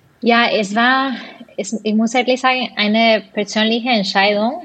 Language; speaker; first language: German; non-native, fluent; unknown